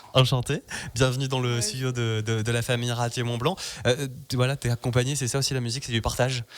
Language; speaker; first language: French; native; French